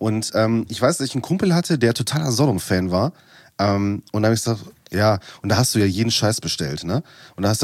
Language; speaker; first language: German; native; German